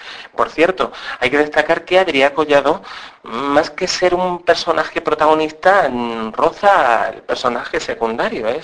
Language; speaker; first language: Spanish; native; Spanish